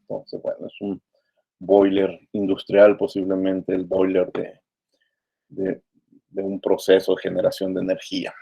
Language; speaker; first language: Spanish; native; Spanish